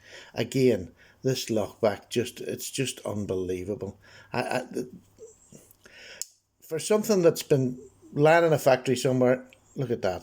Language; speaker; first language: English; native; English